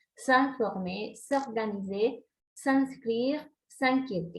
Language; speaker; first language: French; non-native, fluent; Spanish